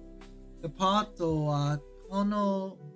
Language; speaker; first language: Japanese; non-native, learner; English